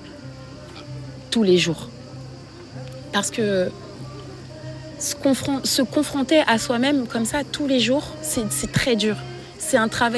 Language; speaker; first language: French; native; French